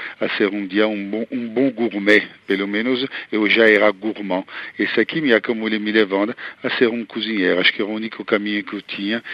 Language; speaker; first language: Portuguese; non-native, fluent; French